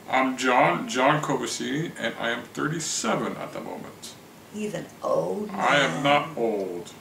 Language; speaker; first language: English; native; English